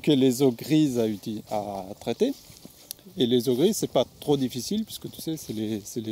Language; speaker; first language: French; native; French